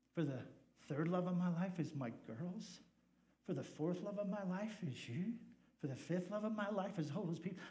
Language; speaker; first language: English; native; English